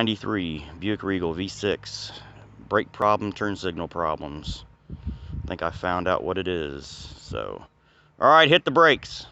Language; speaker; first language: English; native; English